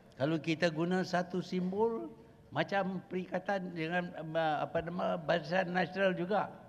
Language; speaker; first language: Malay; native; Malay